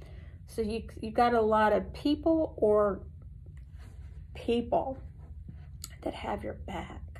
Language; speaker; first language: English; native; English